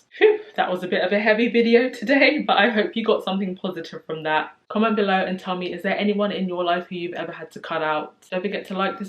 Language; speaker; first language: English; native; English